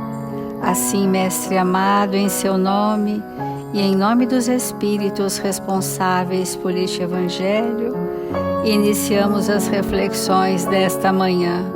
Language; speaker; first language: Portuguese; native; Portuguese